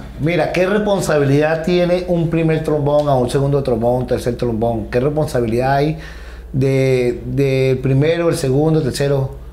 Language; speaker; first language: Spanish; native; Spanish